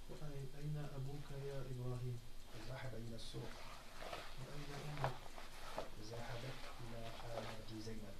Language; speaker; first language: Arabic; non-native, learner; French